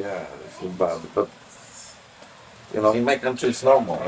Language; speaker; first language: English; non-native, learner; Polish